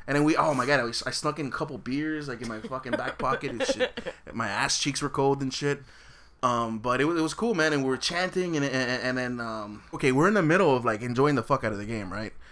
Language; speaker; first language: English; native; English